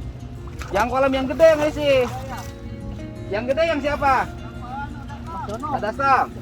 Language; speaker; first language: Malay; non-native, local second language; Sundanese